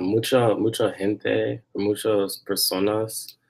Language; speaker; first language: Spanish; non-native, learner; English